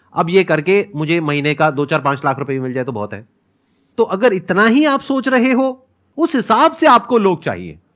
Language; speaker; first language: Hindi; native; Hindi